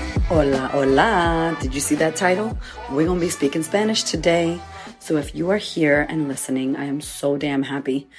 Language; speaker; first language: English; native; English